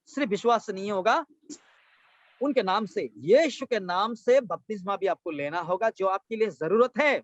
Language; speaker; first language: Hindi; non-native, local second language; Assamese